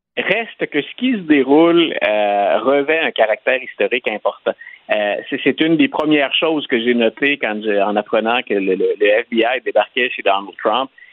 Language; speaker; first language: French; native; French